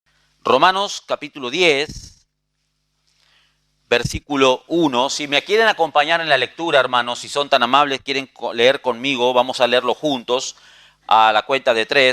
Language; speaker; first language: Spanish; native; Spanish